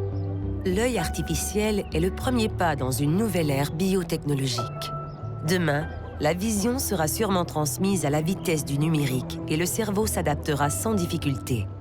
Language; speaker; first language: French; native; French